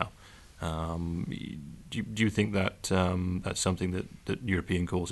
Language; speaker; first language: English; native; English